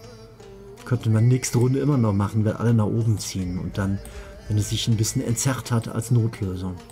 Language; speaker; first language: German; native; German